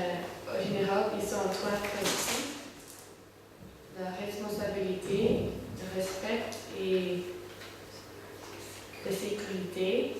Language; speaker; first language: French; non-native, learner; Dutch